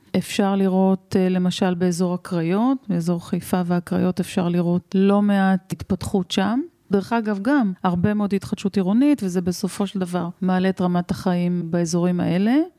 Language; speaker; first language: Hebrew; native; Hebrew